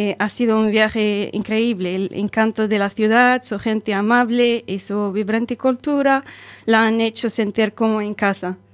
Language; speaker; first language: Spanish; non-native, learner; Arabic